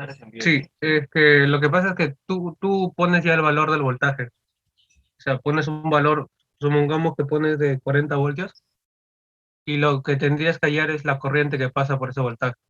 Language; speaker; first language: Spanish; native; Spanish